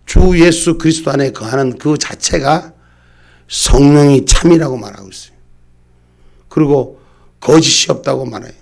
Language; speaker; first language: Korean; native; Korean